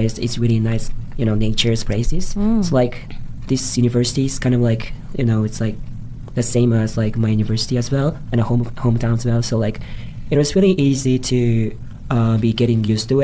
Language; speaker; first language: English; non-native, fluent; Japanese